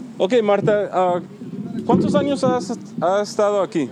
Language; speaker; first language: Spanish; early bilingual, heritage; Spanish